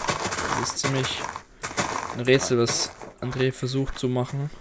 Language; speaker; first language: German; native; German